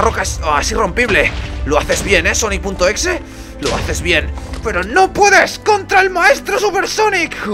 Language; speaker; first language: Spanish; native; Spanish